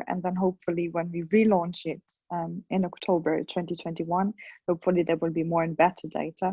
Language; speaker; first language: English; non-native, fluent; German